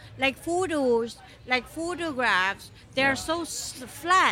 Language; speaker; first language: English; non-native, local second language; Bangla